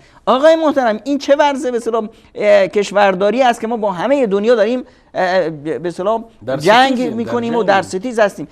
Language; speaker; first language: Persian; native; Persian